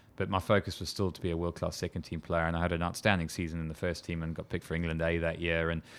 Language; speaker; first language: English; native; English